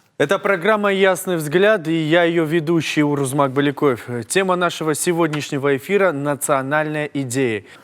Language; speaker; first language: Russian; native; Russian